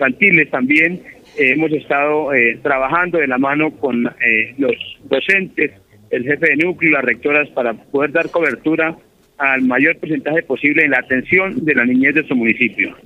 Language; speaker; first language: Spanish; native; Spanish